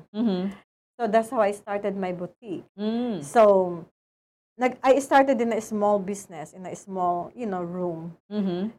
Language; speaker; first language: English; non-native, local second language; Filipino